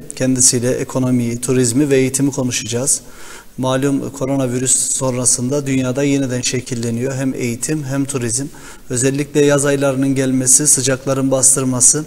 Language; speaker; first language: Turkish; native; Turkish